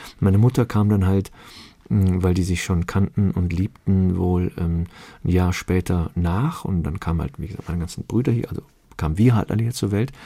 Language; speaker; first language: German; early bilingual, other home language; Turkish